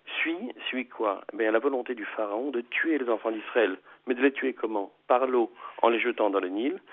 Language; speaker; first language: French; native; French